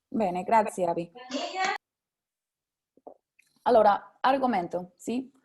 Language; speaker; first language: Italian; non-native, fluent; Spanish